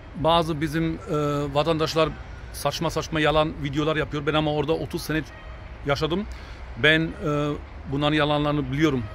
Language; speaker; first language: Turkish; early bilingual, heritage; Turkish